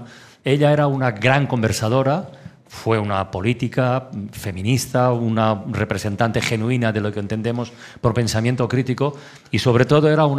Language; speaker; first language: Spanish; native; Spanish